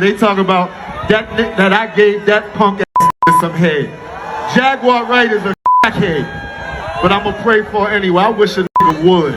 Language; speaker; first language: English; native; English